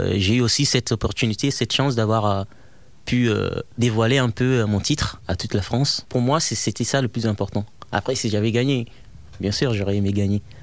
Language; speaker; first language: French; non-native, fluent; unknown